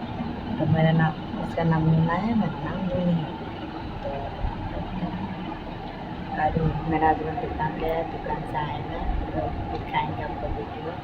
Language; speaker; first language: Hindi; non-native, local second language; Bangla